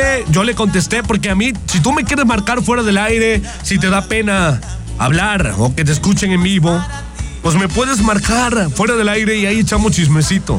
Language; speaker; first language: Spanish; native; Spanish